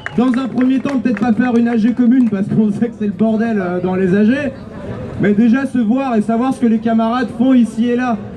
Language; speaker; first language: French; native; French